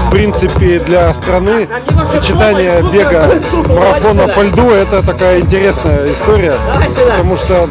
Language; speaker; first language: Russian; native; Russian